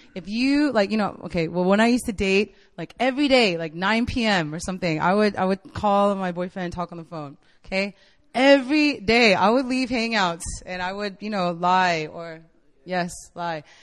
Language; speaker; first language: English; native; English